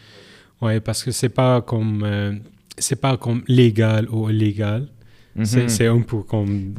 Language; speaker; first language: French; non-native, learner; Arabic